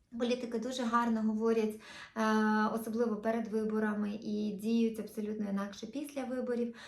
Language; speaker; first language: Ukrainian; native; Ukrainian